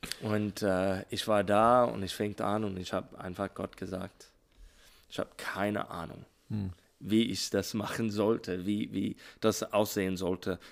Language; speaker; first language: German; non-native, learner; English